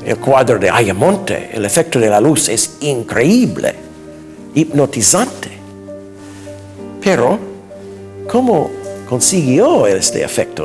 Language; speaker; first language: Spanish; non-native, fluent; English